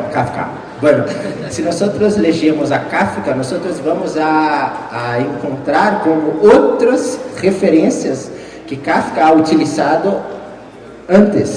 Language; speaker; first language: Spanish; non-native, fluent; Portuguese